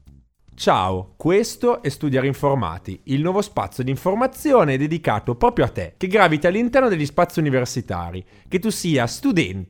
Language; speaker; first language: Italian; native; Italian